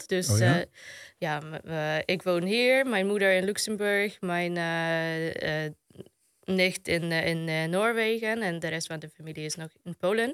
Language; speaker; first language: Dutch; non-native, fluent; Polish